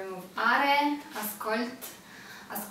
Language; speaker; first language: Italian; non-native, learner; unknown